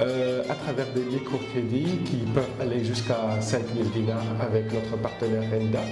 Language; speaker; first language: French; non-native, local second language; Arabic